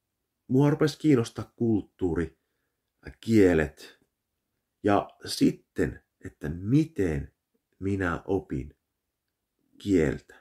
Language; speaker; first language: Finnish; early bilingual, heritage; Finnish